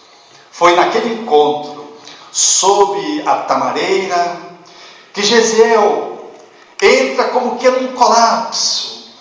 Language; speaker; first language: Portuguese; native; Portuguese